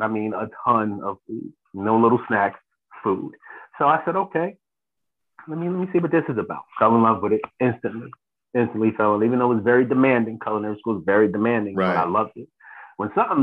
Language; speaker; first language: English; native; English